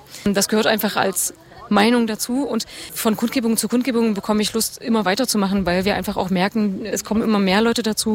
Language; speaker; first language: German; native; German